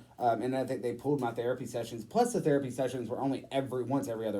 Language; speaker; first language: English; native; English